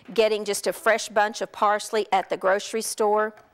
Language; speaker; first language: English; native; English